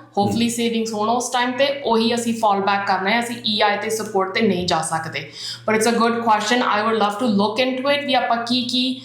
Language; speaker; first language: Punjabi; early bilingual, heritage; Punjabi